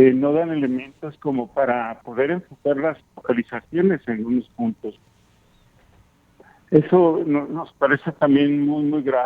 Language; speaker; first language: Spanish; native; Spanish